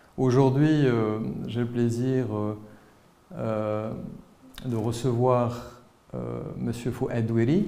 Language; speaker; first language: French; non-native, local second language; Arabic